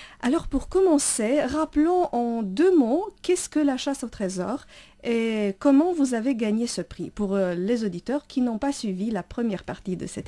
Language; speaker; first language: French; non-native, fluent; Romanian